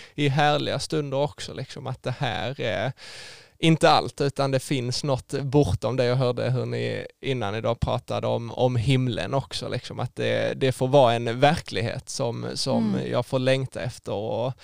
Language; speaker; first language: Swedish; native; Swedish